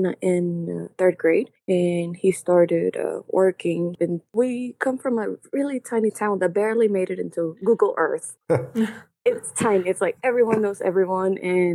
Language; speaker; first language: English; non-native, fluent; Spanish